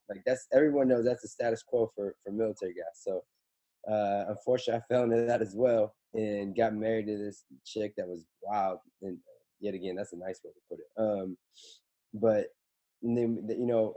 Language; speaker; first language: English; native; English